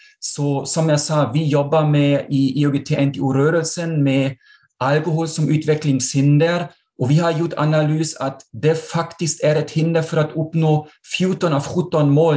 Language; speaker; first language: Swedish; non-native, fluent; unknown